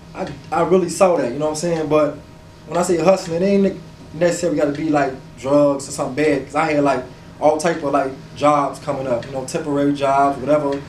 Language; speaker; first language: English; native; English